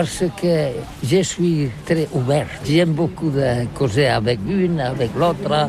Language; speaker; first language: French; non-native, learner; Catalan